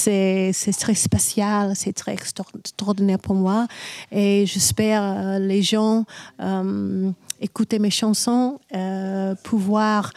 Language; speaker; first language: French; non-native, learner; English